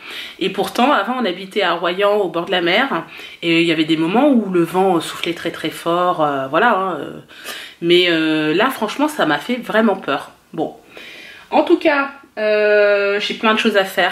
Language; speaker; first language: French; native; French